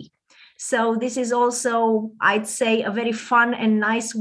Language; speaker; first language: English; non-native, fluent; Romanian